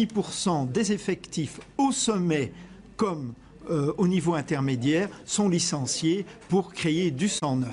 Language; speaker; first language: French; native; French